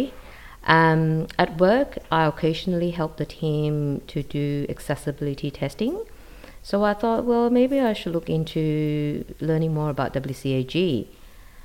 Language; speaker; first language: English; non-native, local second language; Cantonese